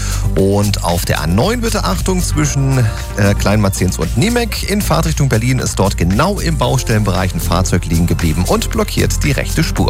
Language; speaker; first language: German; native; German